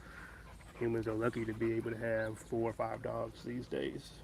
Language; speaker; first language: English; native; English